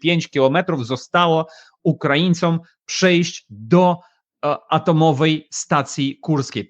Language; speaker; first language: Polish; non-native, fluent; Ukrainian